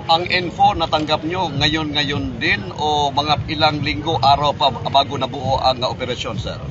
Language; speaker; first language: Filipino; non-native, local second language; Cebuano